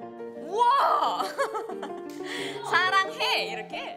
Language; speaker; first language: Korean; non-native, learner; Indonesian